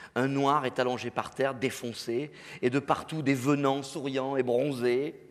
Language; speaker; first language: French; native; French